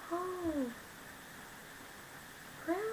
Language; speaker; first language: English; non-native, learner; Vietnamese